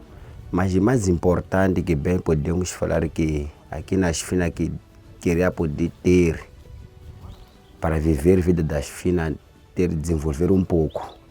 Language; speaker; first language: Portuguese; non-native, local second language; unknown